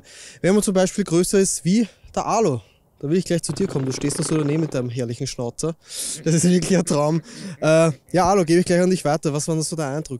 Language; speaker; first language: German; native; German